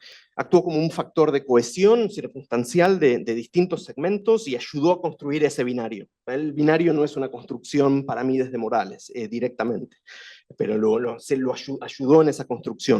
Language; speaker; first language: Spanish; native; Spanish